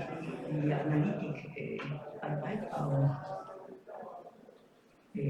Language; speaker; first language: German; non-native, learner; Spanish